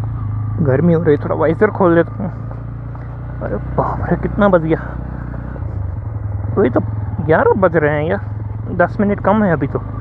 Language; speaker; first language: Hindi; non-native, local second language; Gujarati